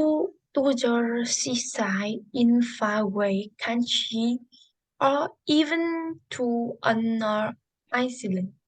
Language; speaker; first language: English; non-native, learner; Vietnamese